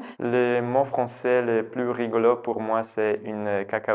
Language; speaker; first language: French; non-native, fluent; Polish